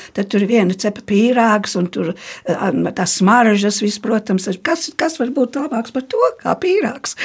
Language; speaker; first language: Latvian; early bilingual, heritage; Latvian